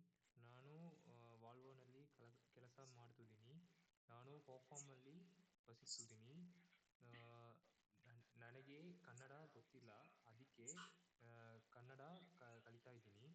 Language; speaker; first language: Kannada; non-native, learner; Tamil